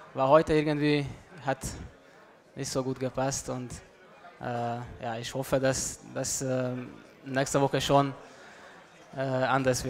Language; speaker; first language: German; non-native, fluent; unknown